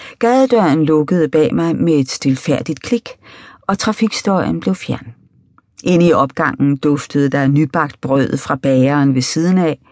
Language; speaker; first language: Danish; native; Danish